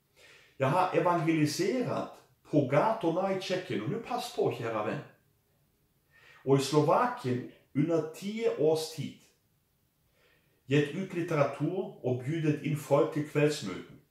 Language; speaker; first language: Swedish; non-native, fluent; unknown